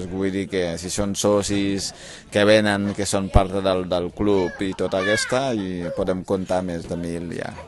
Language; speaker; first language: Catalan; non-native, fluent; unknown